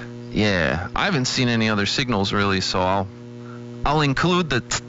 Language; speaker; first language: English; native; English